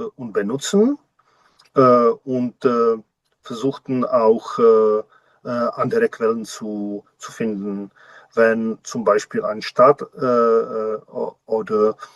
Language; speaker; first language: German; non-native, learner; Czech